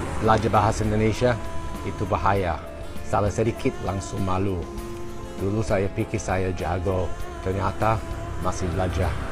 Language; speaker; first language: Indonesian; non-native, fluent; German